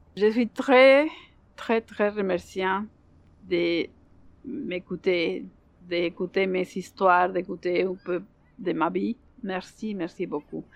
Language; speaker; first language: French; non-native, learner; Spanish